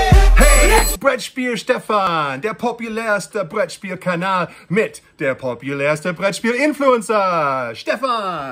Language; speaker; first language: German; non-native, learner; English